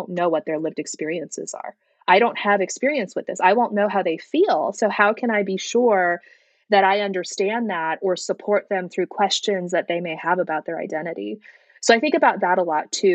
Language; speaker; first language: English; early bilingual, other home language; Chinese